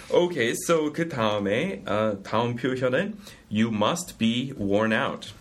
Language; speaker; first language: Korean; non-native, fluent; English